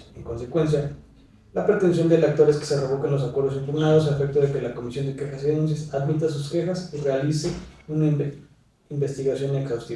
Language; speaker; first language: Spanish; native; Spanish